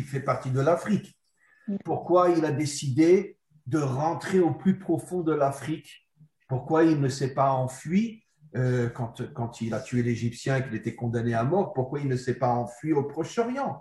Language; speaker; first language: French; native; French